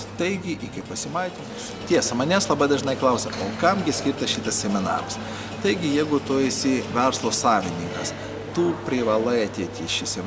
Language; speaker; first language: Lithuanian; native; Lithuanian